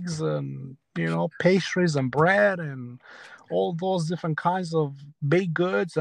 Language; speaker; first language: English; early bilingual, other home language; Spanish